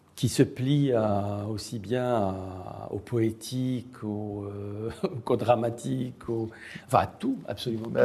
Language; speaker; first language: French; non-native, local second language; Arabic